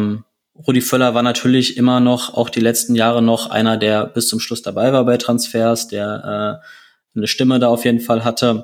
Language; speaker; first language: German; native; German